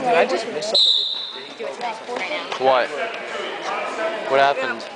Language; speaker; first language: English; native; English